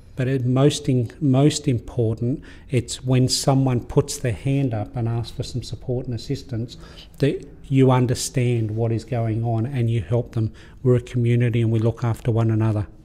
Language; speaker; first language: English; native; English